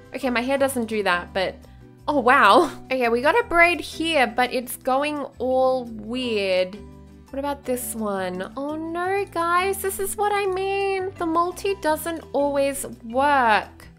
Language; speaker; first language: English; native; English